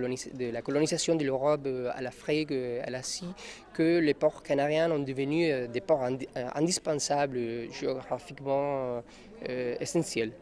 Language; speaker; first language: French; non-native, learner; Spanish